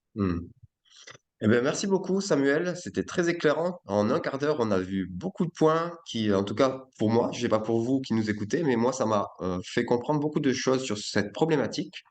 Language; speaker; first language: French; native; French